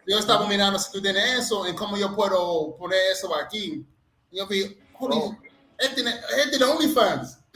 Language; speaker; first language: Spanish; non-native, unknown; English